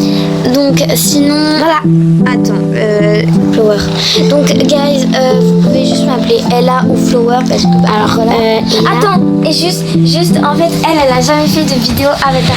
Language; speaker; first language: French; native; French